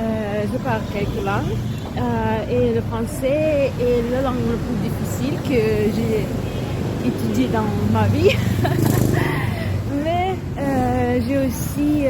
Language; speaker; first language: French; non-native, learner; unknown